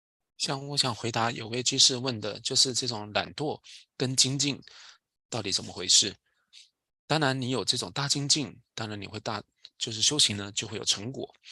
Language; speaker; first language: Chinese; native; Chinese